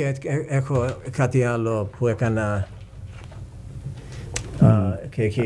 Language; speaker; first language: Greek; early bilingual, heritage; English